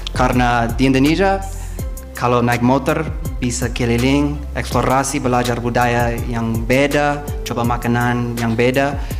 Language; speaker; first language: Indonesian; non-native, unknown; English